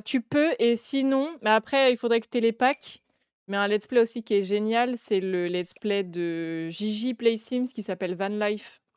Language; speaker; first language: French; native; French